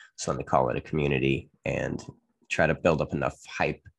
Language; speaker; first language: English; native; English